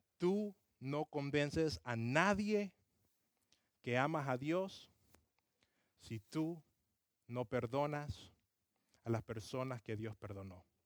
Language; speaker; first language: Spanish; early bilingual, other home language; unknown